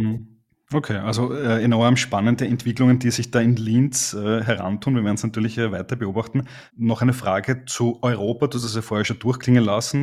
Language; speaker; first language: German; native; German